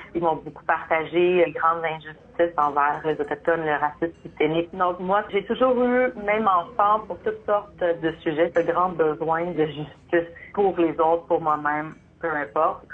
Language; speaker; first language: French; native; French